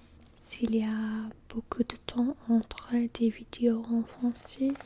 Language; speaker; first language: French; non-native, learner; English